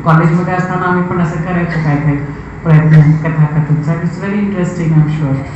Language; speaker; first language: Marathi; non-native, local second language; Hindi